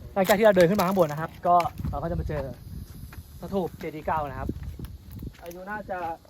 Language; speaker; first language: Thai; native; Thai